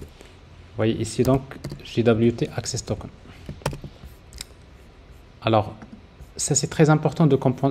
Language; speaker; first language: French; non-native, local second language; Arabic